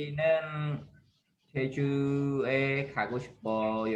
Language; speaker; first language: Korean; non-native, learner; Khmer